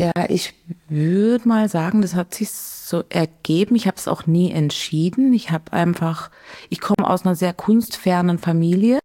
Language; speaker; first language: German; native; German